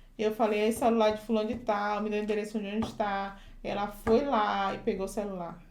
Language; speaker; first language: Portuguese; native; Portuguese